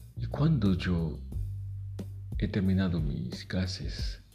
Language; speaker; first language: Spanish; non-native, fluent; Haitian Creole